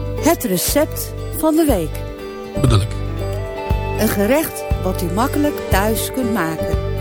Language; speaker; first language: Dutch; native; Dutch